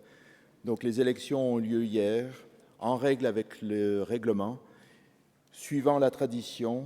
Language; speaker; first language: French; native; French